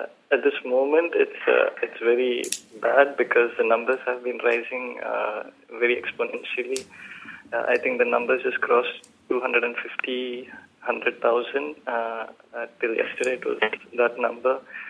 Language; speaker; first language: English; non-native, local second language; Malayalam